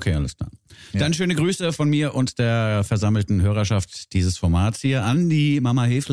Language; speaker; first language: German; native; German